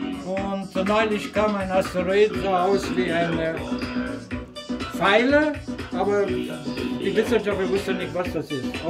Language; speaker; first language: German; non-native, fluent; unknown